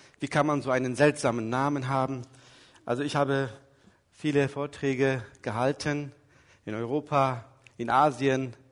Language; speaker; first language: German; early bilingual, other home language; Turkish